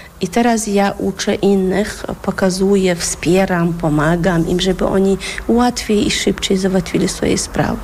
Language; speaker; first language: Polish; non-native, fluent; Chechen